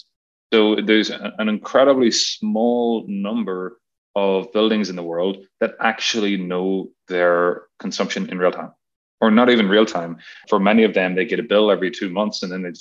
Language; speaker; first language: English; native; English